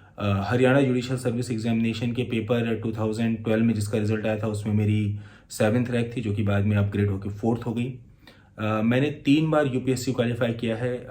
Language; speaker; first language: Hindi; native; Hindi